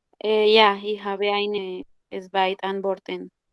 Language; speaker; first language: German; non-native, learner; Spanish